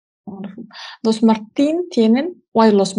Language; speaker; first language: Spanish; non-native, learner; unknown